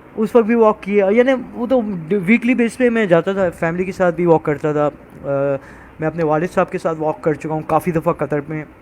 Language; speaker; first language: Urdu; native; Urdu